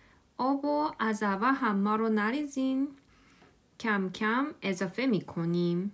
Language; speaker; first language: Persian; non-native, learner; Korean